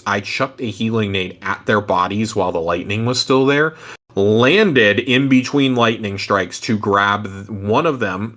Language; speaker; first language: English; native; English